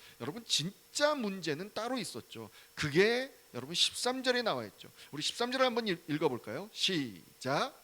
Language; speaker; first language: Korean; native; Korean